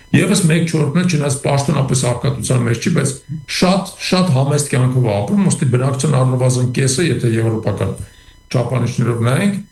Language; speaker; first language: Armenian; native; Armenian